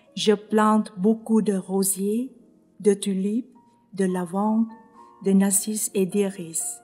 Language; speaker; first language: French; non-native, learner; Vietnamese